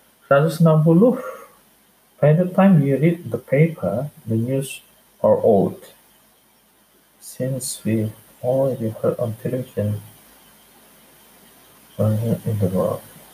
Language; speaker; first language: English; non-native, fluent; Indonesian